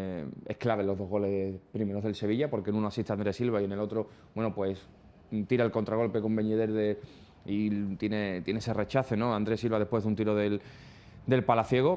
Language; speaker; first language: Spanish; native; Spanish